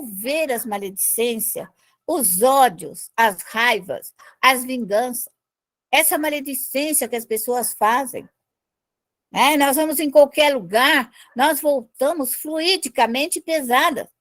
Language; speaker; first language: Portuguese; native; Portuguese